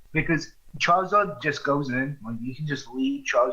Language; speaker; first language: English; native; English